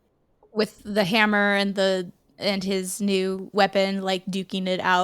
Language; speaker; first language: English; native; English